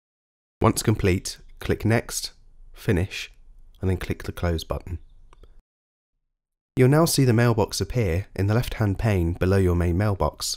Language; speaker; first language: English; native; English